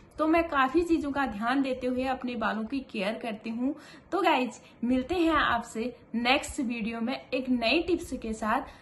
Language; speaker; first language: Hindi; native; Hindi